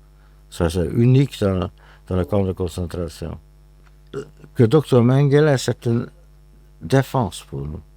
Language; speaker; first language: French; non-native, fluent; Hungarian